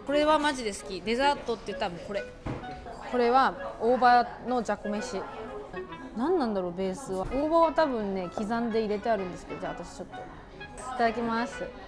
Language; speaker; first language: Japanese; native; Japanese